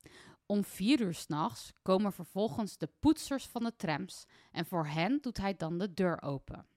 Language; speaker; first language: Dutch; native; Dutch